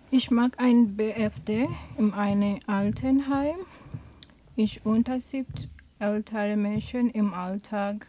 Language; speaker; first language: German; non-native, learner; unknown